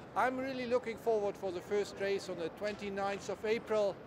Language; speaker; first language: English; non-native, fluent; German